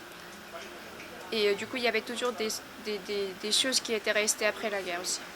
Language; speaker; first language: French; non-native, fluent; Korean